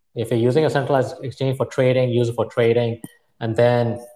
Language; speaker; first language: English; non-native, fluent; Arabic